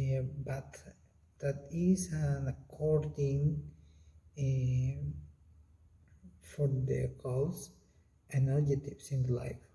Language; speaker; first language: English; non-native, learner; Spanish